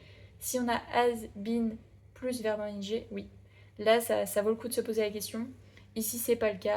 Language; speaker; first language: French; native; French